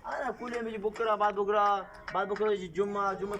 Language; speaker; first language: Arabic; non-native, learner; Urdu